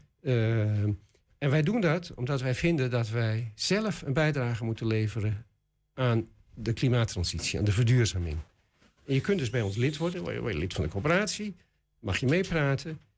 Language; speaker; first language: Dutch; native; Dutch